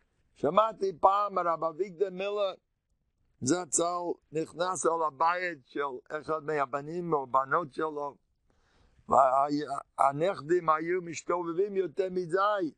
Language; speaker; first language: Hebrew; non-native, fluent; English